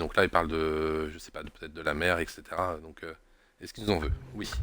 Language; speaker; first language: French; native; French